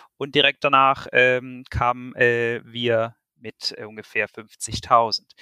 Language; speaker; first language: German; non-native, fluent; Spanish